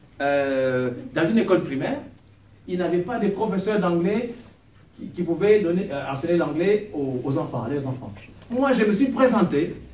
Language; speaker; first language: French; non-native, local second language; Kongo